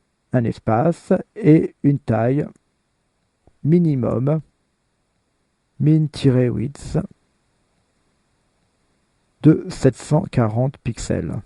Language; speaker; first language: French; native; French